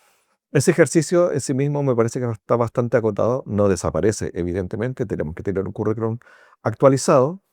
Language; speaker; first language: Spanish; native; Spanish